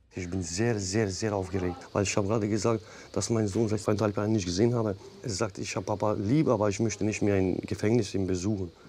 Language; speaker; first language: German; non-native, fluent; Albanian